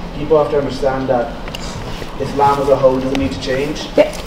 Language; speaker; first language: English; native; English